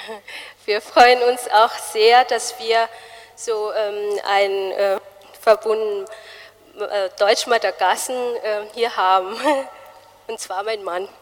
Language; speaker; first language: German; non-native, fluent; Malagasy